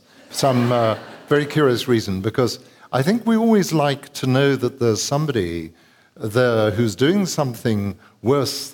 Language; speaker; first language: English; native; English